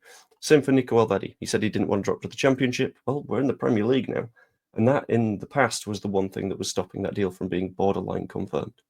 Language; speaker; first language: English; native; English